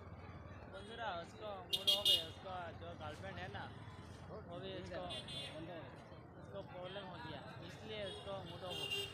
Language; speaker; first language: Hindi; non-native, local second language; Bangla